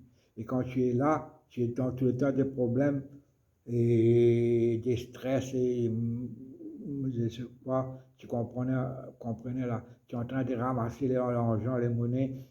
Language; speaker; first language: French; non-native, local second language; Morisyen